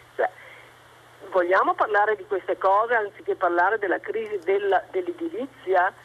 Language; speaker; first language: Italian; native; Italian